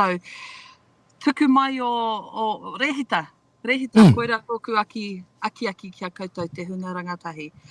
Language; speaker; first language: Māori; non-native, local second language; English